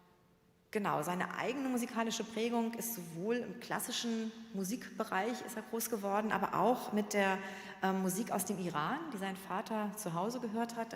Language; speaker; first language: German; native; German